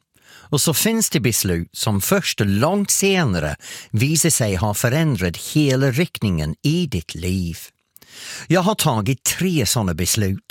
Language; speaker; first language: Swedish; non-native, fluent; English